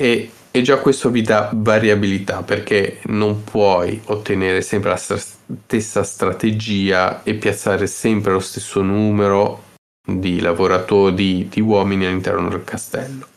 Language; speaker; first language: Italian; native; Italian